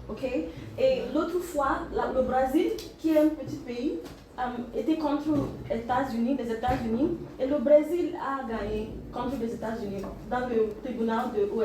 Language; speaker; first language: French; non-native, learner; English